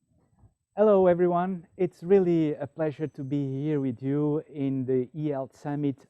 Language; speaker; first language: English; non-native, fluent; Portuguese